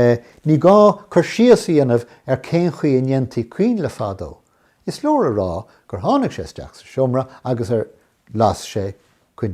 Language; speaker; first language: Irish; non-native, local second language; English